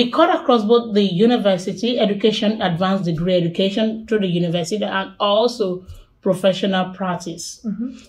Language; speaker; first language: English; non-native, local second language; Yoruba